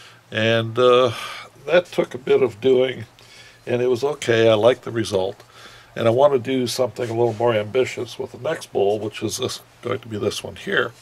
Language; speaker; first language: English; native; English